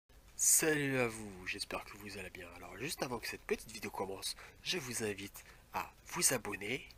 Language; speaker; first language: French; native; French